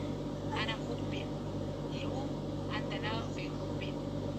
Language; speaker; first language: Arabic; non-native, learner; Oromo